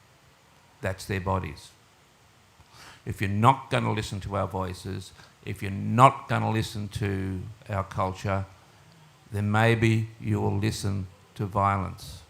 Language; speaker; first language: English; native; English